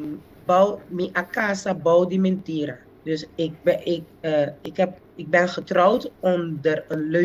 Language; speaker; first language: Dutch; non-native, local second language; Papiamento